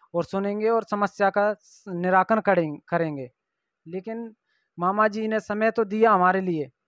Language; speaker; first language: Hindi; native; Hindi